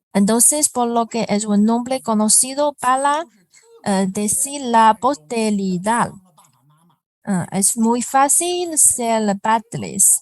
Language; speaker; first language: Spanish; non-native, fluent; Chinese